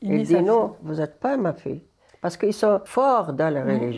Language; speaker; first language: French; non-native, learner; Arabic